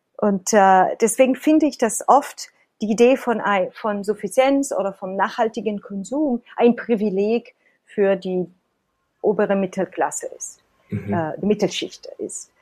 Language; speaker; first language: German; non-native, fluent; Italian